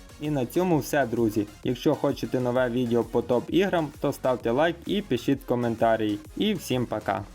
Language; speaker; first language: Ukrainian; native; Ukrainian